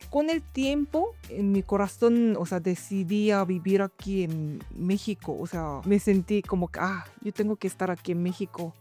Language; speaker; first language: Spanish; non-native, learner; Korean